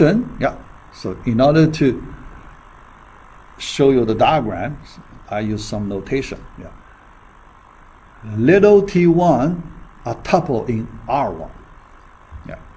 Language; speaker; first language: English; non-native, fluent; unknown